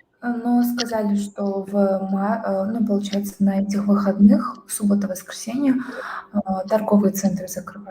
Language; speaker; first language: Russian; native; Russian